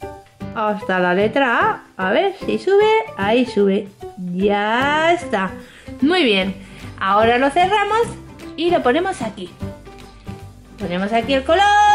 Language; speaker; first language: Spanish; native; Spanish